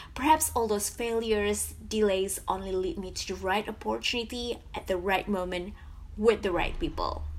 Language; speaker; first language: English; non-native, fluent; Indonesian